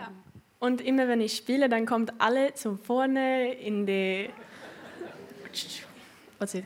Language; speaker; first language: German; non-native, learner; Swedish